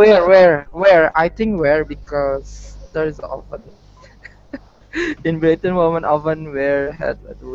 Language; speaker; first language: English; non-native, learner; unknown